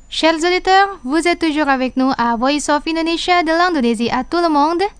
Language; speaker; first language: French; non-native, fluent; Indonesian